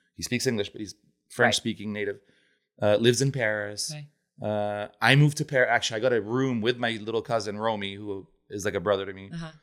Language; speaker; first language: English; non-native, fluent; Italian